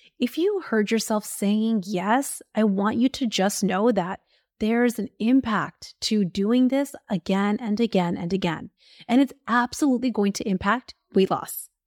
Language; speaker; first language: English; early bilingual, other home language; Hindi